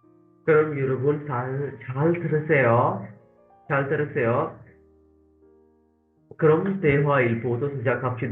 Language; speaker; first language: Korean; non-native, learner; Sinhala